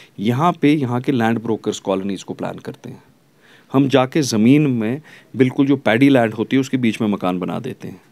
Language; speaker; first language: Hindi; non-native, local second language; Kashmiri